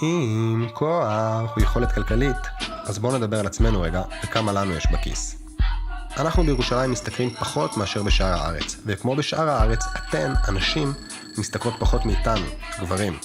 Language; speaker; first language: Hebrew; native; Hebrew